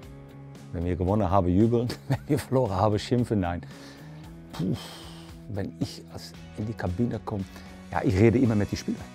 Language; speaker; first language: German; non-native, fluent; Dutch